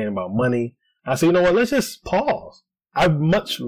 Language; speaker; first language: English; native; English